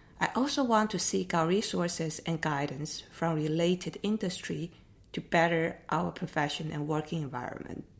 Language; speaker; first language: English; non-native, fluent; Chinese